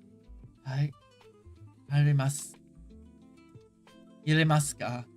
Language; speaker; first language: Japanese; non-native, learner; English